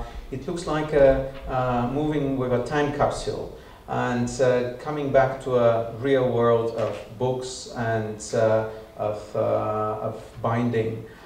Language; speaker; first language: English; non-native, fluent; Bulgarian